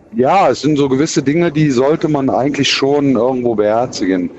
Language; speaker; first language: German; native; German